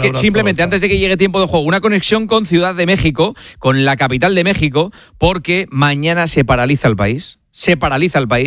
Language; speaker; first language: Spanish; native; Spanish